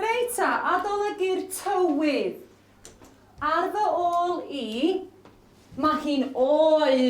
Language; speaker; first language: Welsh; native; Welsh